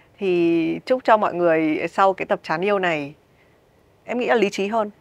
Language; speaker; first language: Vietnamese; native; Vietnamese